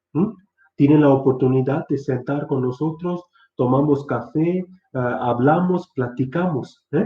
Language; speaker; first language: Spanish; non-native, fluent; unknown